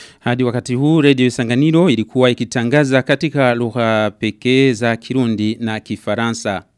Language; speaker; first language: Swahili; non-native, local second language; Rundi